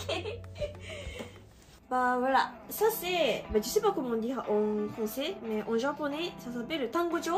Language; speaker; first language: French; non-native, learner; Japanese